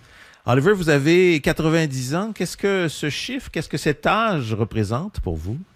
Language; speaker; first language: French; native; French